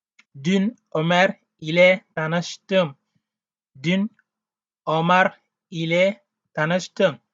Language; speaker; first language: Turkish; non-native, learner; Wolof